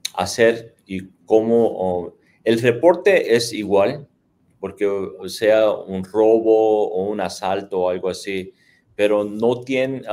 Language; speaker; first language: Spanish; native; Spanish